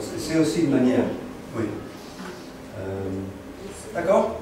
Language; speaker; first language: French; non-native, fluent; Dutch